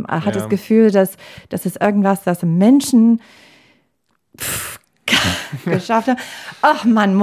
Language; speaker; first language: German; non-native, fluent; English